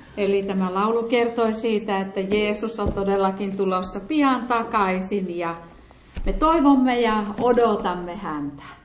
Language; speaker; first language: Finnish; native; Finnish